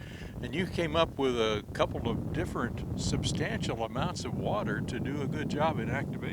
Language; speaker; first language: English; native; English